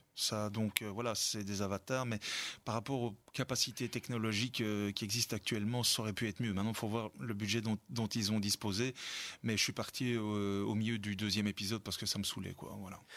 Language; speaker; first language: French; native; French